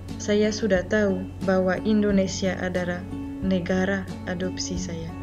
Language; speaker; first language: Indonesian; non-native, fluent; French